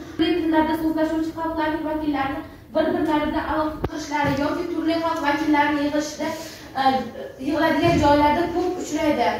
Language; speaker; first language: Uzbek; non-native, local second language; Kara-Kalpak